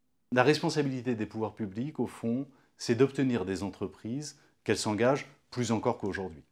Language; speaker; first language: French; native; French